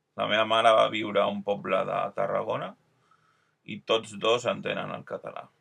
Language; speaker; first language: Catalan; non-native, local second language; Spanish